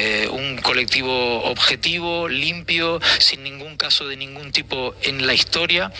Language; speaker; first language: Spanish; native; Spanish